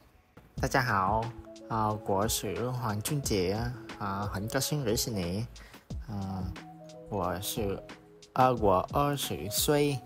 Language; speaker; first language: Chinese; non-native, learner; Vietnamese